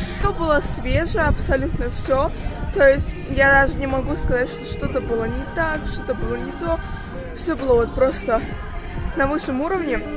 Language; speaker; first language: Russian; non-native, local second language; Azerbaijani